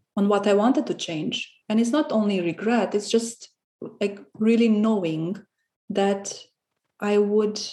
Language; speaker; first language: English; non-native, fluent; Romanian